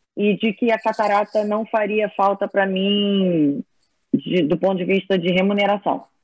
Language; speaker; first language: Portuguese; native; Portuguese